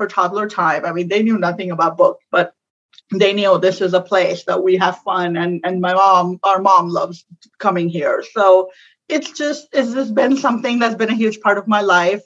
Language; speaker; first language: English; non-native, local second language; Urdu